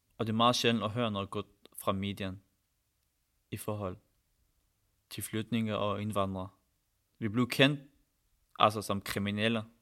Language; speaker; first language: Danish; non-native, fluent; Arabic